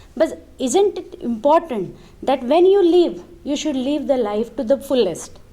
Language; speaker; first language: English; non-native, local second language; Marathi